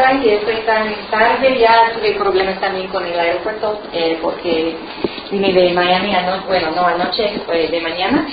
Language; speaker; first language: Spanish; non-native, fluent; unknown